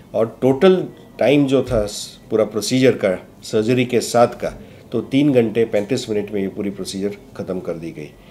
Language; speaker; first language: Hindi; non-native, local second language; Gujarati